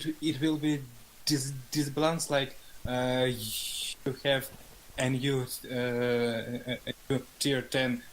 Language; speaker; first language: English; non-native, learner; Russian